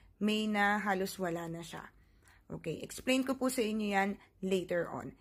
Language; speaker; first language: Filipino; native; Filipino